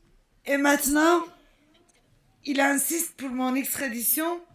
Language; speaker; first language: French; non-native, fluent; Turkish